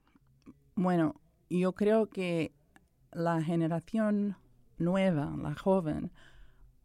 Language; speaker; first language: Spanish; early bilingual, heritage; Spanish